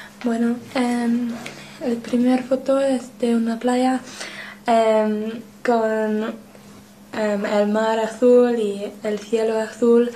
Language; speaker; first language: Spanish; non-native, learner; English